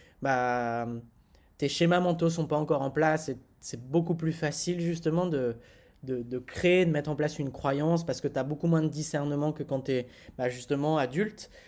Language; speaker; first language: French; native; French